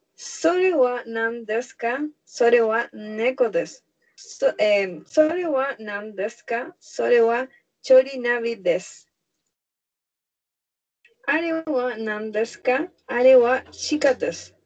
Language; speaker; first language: Japanese; non-native, learner; Spanish